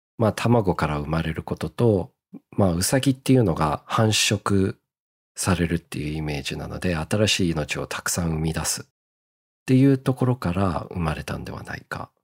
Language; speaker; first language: Japanese; early bilingual, heritage; Japanese